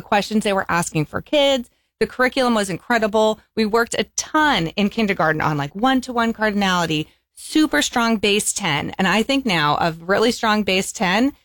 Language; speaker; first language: English; native; English